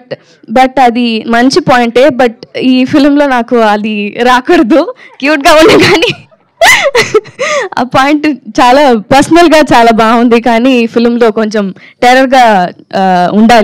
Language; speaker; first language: Telugu; non-native, learner; Tamil